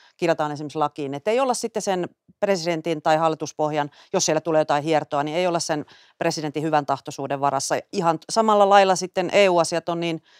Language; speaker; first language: Finnish; native; Finnish